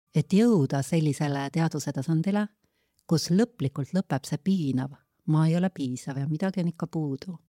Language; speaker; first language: Estonian; native; Estonian